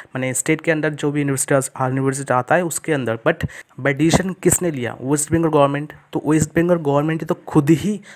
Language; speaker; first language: Hindi; non-native, local second language; Bangla